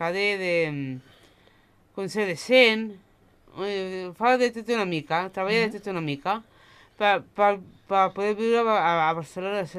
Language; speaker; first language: Catalan; non-native, local second language; Spanish